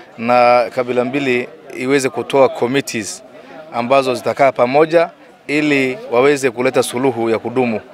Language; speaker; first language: Swahili; non-native, local second language; Oromo